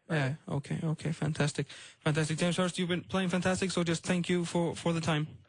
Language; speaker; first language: English; non-native, fluent; Icelandic